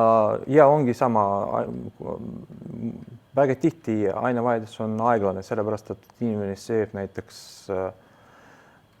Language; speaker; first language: Estonian; non-native, local second language; Russian